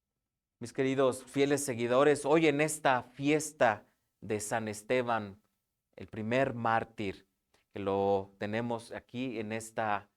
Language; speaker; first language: Spanish; native; Spanish